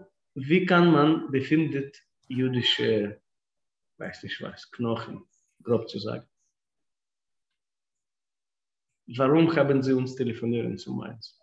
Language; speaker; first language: German; non-native, fluent; Russian